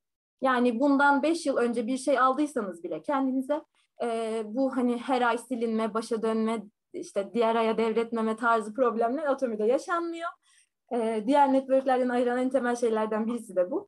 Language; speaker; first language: Turkish; native; Turkish